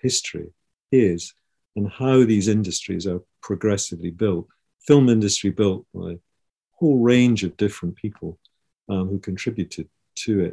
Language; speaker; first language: English; native; English